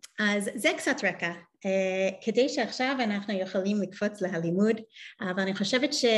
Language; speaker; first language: Hebrew; non-native, fluent; English